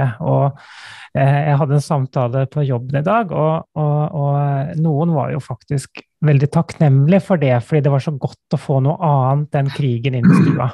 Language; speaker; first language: Norwegian; native; Norwegian